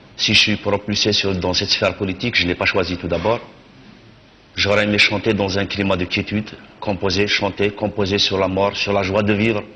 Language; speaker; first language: French; non-native, local second language; Kabyle